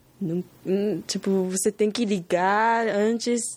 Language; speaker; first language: Portuguese; non-native, learner; Japanese